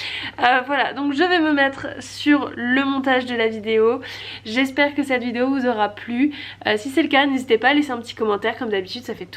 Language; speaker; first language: French; native; French